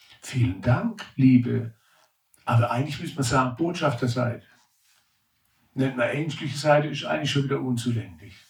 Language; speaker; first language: German; native; German